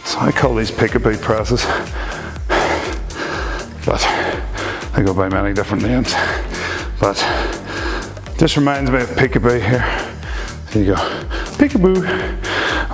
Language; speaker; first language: English; native; English